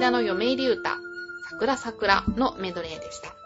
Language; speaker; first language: Japanese; native; Japanese